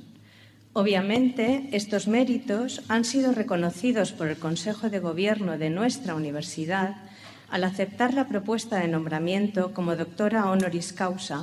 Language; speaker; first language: Spanish; native; Spanish